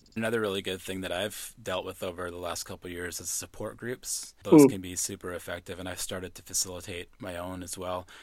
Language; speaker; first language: English; native; English